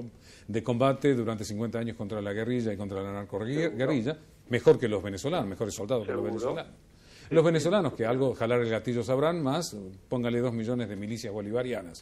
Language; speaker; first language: Spanish; native; Spanish